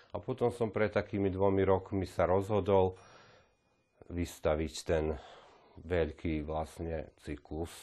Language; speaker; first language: Slovak; native; Slovak